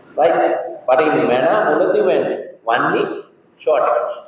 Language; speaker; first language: English; non-native, local second language; Sinhala